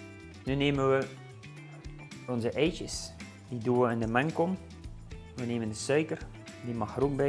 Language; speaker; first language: Dutch; native; Dutch